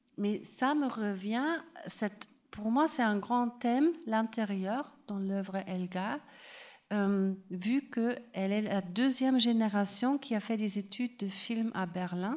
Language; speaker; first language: French; non-native, fluent; German